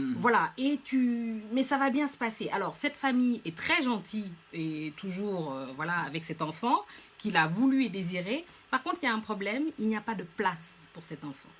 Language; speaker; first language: French; non-native, local second language; Fula